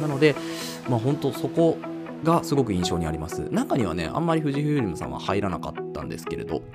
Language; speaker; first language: Japanese; native; Japanese